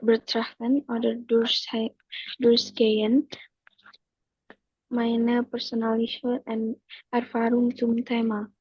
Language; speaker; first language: German; non-native, learner; Indonesian